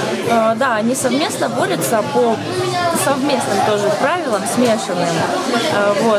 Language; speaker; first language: Russian; native; Russian